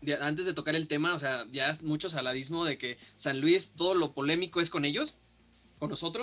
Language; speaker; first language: Spanish; native; Spanish